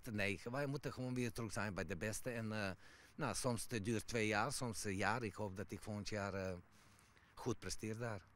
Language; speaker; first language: Dutch; non-native, fluent; Serbian